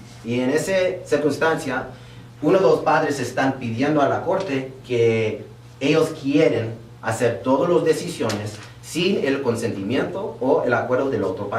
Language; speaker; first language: Spanish; early bilingual, heritage; Spanish